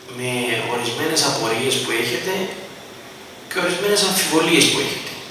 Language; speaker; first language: Greek; native; Greek